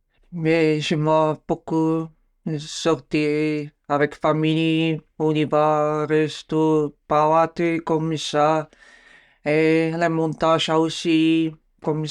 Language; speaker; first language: French; non-native, learner; Bulgarian